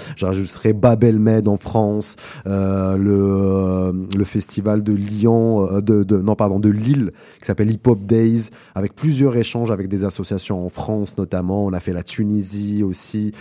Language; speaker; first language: French; non-native, local second language; Russian